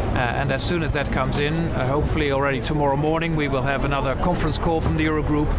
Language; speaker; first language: English; non-native, fluent; Dutch